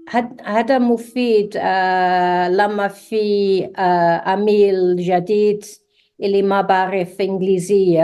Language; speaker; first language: Arabic; non-native, learner; English